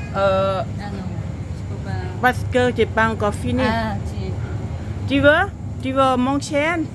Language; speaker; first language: French; non-native, learner; Thai